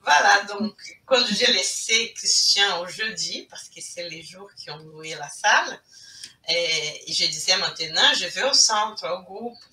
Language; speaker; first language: French; non-native, fluent; Portuguese